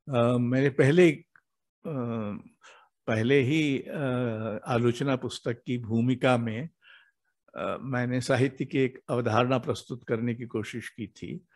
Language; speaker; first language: Hindi; native; Hindi